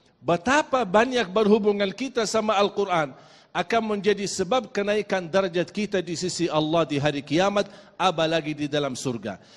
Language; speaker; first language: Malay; non-native, fluent; Arabic